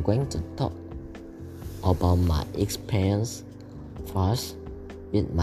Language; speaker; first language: English; non-native, learner; Korean